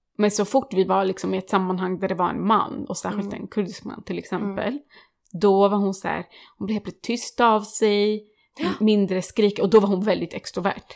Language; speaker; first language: Swedish; early bilingual, other home language; Kurdish